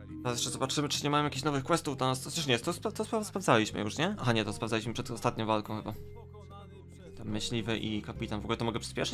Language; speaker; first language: Polish; native; Polish